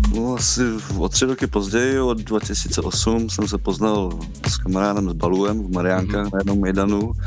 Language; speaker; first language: Czech; native; Czech